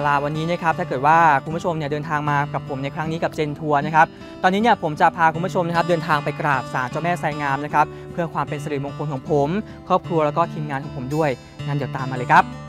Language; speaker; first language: Thai; native; Thai